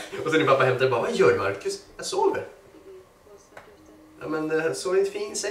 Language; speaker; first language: Swedish; native; Swedish